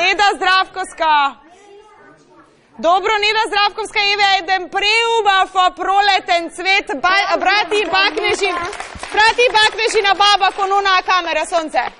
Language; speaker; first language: Macedonian; native; Macedonian